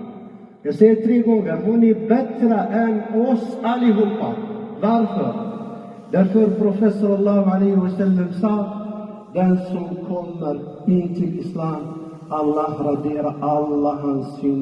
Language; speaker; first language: Swedish; non-native, fluent; Arabic